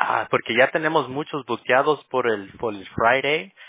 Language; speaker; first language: Spanish; non-native, learner; English